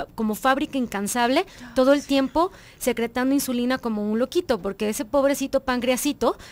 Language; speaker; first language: Spanish; native; Spanish